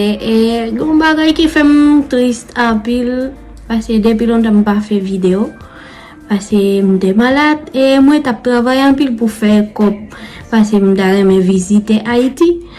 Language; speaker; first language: Haitian Creole; non-native, learner; Spanish